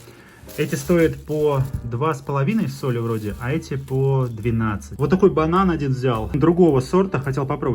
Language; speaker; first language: Russian; native; Russian